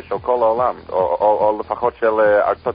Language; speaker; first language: Hebrew; non-native, fluent; English